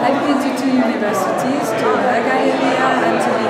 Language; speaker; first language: English; non-native, fluent; Hungarian